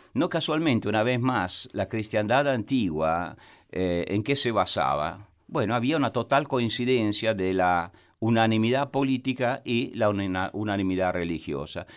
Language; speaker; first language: Spanish; non-native, fluent; Italian